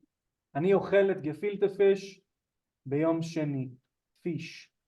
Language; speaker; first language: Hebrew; non-native, fluent; English